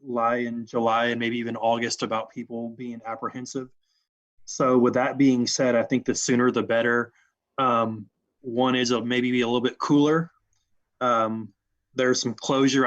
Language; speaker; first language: English; native; English